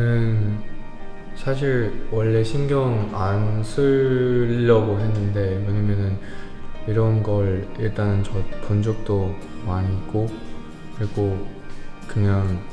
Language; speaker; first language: Korean; non-native, learner; Chinese